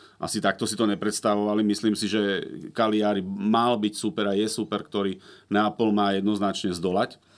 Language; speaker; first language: Slovak; native; Slovak